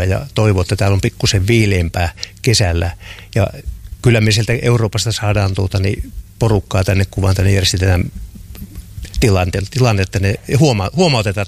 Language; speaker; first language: Finnish; native; Finnish